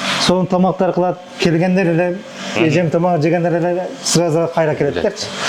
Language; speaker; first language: Kyrgyz; early bilingual, heritage; Kyrgyz